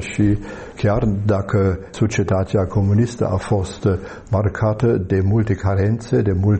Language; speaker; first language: Romanian; non-native, fluent; German